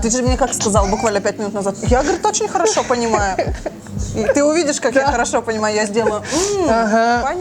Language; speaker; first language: Russian; native; Russian